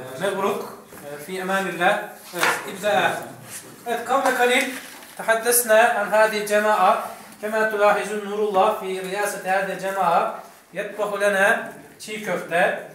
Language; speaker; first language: Arabic; non-native, fluent; Turkish